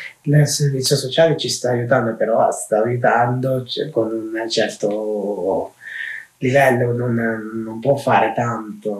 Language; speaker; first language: Italian; non-native, fluent; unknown